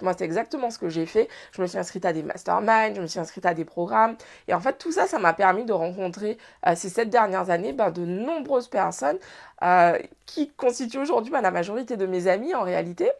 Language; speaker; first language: French; native; French